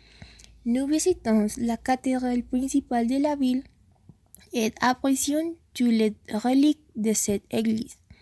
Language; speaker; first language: French; non-native, learner; Spanish